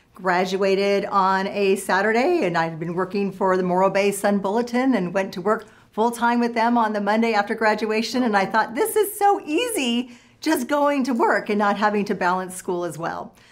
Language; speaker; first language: English; native; English